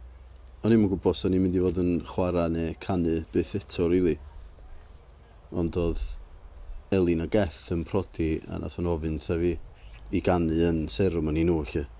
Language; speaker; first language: Welsh; native; Welsh